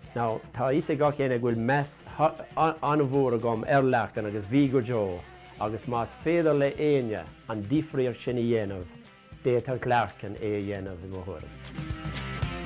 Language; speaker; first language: Irish; non-native, local second language; English